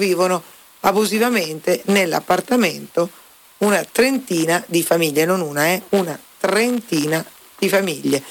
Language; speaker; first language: Italian; native; Italian